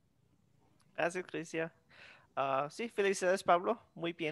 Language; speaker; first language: Spanish; non-native, fluent; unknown